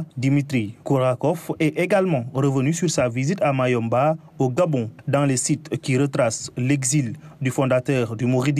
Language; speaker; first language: French; non-native, local second language; Wolof